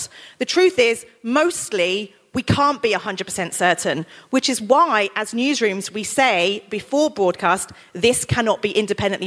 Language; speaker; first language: English; native; English